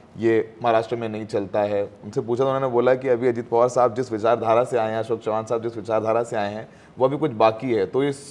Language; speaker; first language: Hindi; native; Hindi